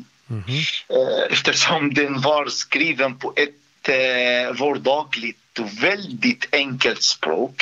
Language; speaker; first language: Swedish; non-native, fluent; Arabic